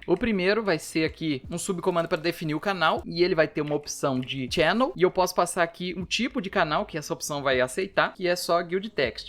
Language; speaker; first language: Portuguese; native; Portuguese